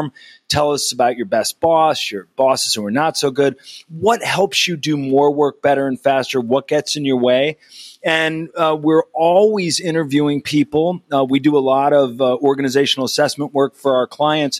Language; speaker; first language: English; native; English